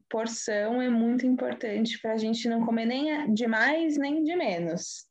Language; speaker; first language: Portuguese; native; Portuguese